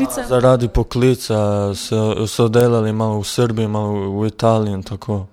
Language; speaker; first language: Slovenian; non-native, learner; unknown